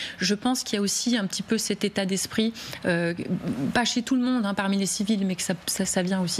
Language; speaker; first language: French; native; French